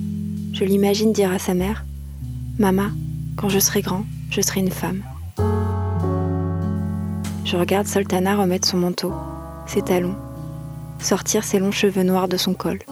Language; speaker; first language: French; native; French